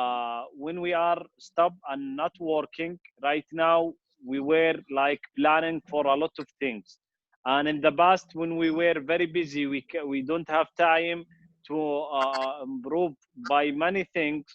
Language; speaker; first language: English; non-native, fluent; Arabic